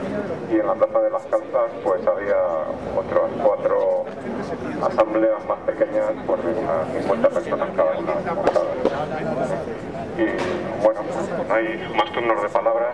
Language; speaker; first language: Spanish; native; Spanish